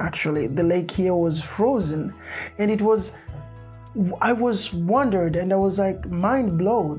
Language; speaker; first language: English; non-native, local second language; Swahili